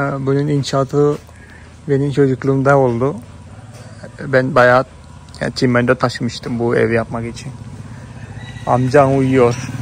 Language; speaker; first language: Turkish; non-native, fluent; Malayalam